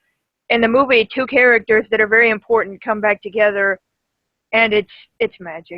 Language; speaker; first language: English; native; English